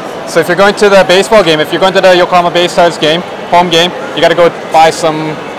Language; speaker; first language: English; native; English